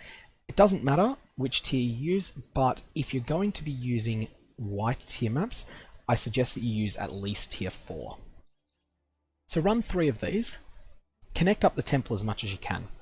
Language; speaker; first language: English; native; English